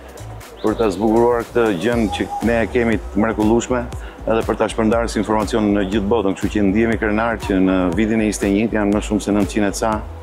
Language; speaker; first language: Albanian; native; Albanian